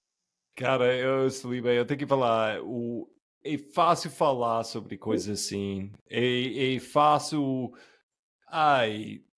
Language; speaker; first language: Portuguese; non-native, fluent; English